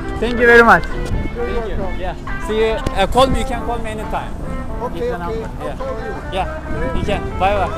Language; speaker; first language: English; non-native, learner; Turkish